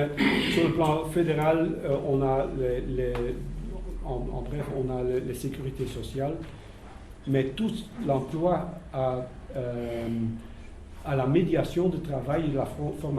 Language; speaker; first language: French; non-native, local second language; Dutch